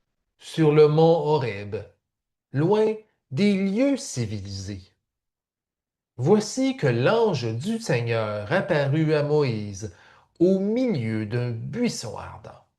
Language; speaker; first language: French; native; French